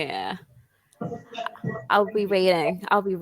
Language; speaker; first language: English; non-native, fluent; Khmer